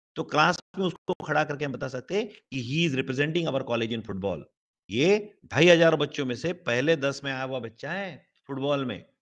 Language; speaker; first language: Hindi; non-native, local second language; Marathi